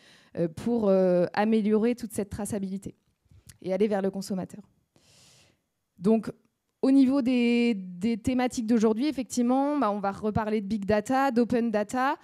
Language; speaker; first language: French; native; French